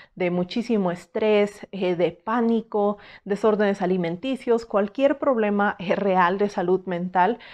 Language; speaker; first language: Spanish; native; Spanish